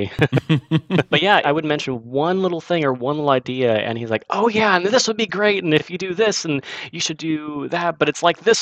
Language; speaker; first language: English; native; English